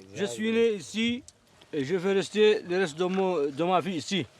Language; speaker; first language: French; non-native, local second language; Arabic